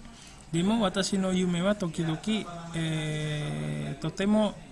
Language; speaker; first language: Japanese; non-native, fluent; Indonesian